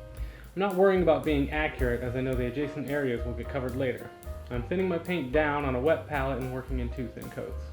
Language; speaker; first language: English; native; English